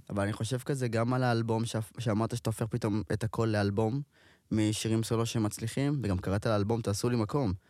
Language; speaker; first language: Hebrew; native; Hebrew